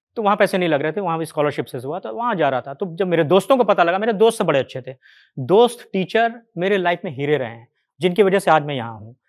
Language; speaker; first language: Hindi; native; Hindi